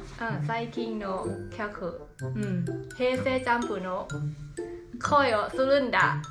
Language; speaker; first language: Japanese; non-native, learner; Thai